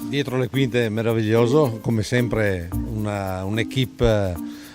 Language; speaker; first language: Italian; native; Italian